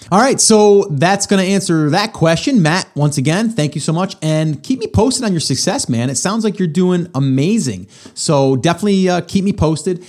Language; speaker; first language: English; native; English